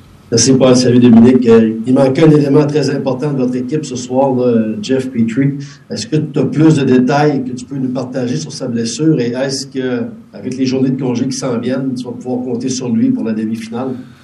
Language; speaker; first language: French; native; French